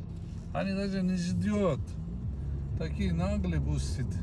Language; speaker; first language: Russian; non-native, learner; Turkish